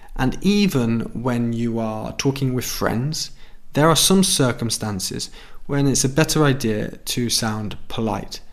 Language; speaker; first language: English; native; English